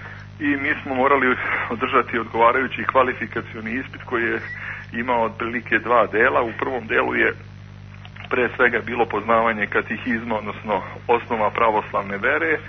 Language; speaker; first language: Croatian; native; Croatian